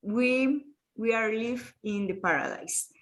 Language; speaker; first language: English; non-native, learner; Spanish